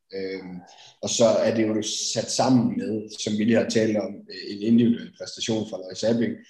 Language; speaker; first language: Danish; native; Danish